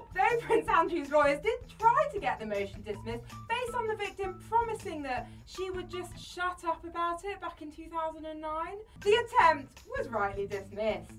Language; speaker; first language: English; native; English